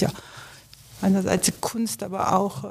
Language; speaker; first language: German; non-native, fluent; French